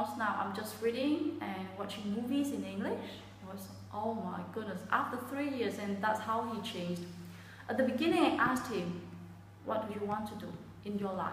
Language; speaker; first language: English; non-native, fluent; Vietnamese